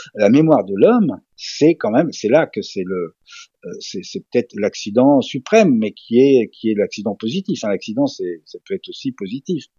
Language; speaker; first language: French; early bilingual, other home language; Serbian